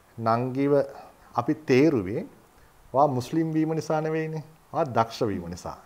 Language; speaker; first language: Sinhala; native; Sinhala